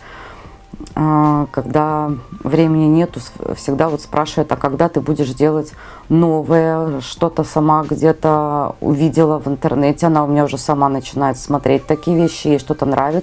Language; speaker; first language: Russian; native; Russian